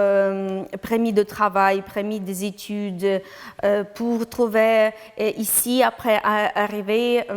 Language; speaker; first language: French; non-native, learner; Ukrainian